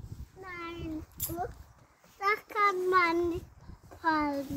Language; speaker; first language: German; early bilingual, other home language; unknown